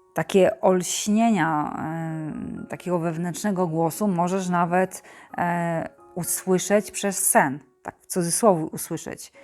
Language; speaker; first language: Polish; native; Polish